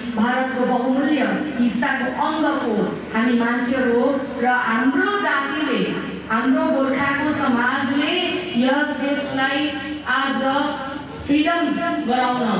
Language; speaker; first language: Nepali; native; Nepali